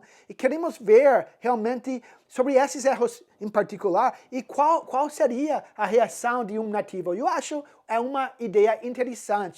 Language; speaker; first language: Portuguese; non-native, fluent; English